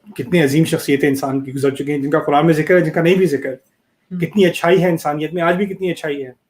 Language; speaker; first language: Urdu; early bilingual, heritage; Urdu